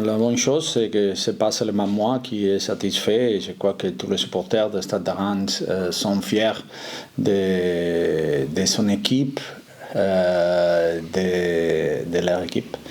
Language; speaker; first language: French; non-native, fluent; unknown